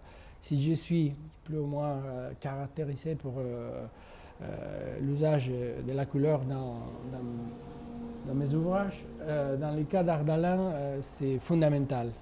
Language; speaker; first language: French; non-native, fluent; Spanish